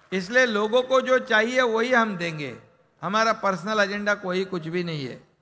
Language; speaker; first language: Hindi; non-native, local second language; Marathi